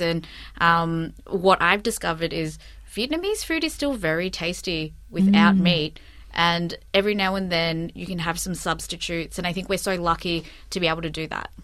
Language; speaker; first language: English; early bilingual, other home language; Vietnamese